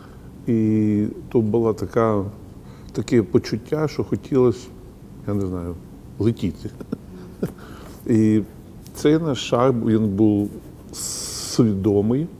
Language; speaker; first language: Ukrainian; non-native, local second language; Russian